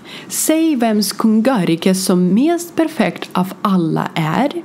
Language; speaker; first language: Swedish; non-native, fluent; Ukrainian